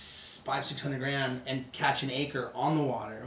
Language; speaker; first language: English; non-native, fluent; Swedish